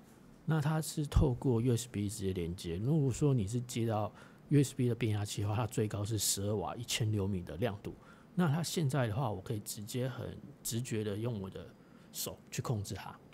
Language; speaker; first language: Chinese; native; Chinese